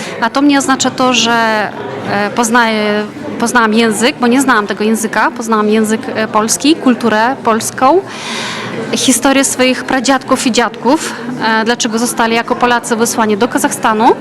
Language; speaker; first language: Polish; non-native, fluent; Russian